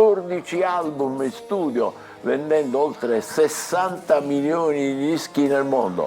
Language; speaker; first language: Italian; native; Italian